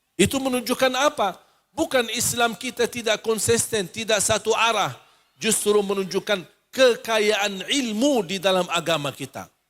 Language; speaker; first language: Malay; non-native, fluent; Arabic